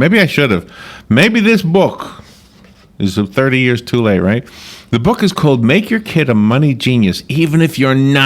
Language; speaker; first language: English; native; English